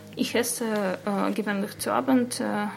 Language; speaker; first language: German; non-native, learner; Russian